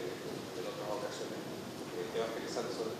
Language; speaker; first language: Spanish; native; Spanish